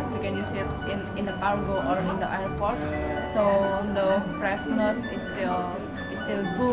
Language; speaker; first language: English; non-native, learner; Indonesian